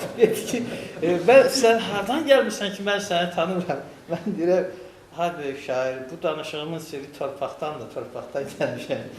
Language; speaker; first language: Azerbaijani; non-native, local second language; Lezghian